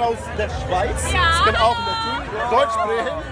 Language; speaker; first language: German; non-native, fluent; Portuguese